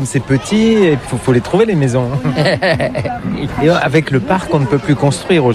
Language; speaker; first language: French; native; French